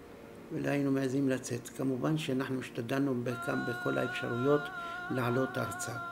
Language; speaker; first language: Hebrew; non-native, fluent; Arabic